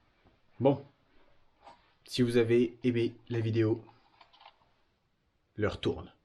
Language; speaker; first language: French; native; French